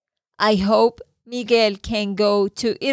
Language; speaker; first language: English; non-native, fluent; Spanish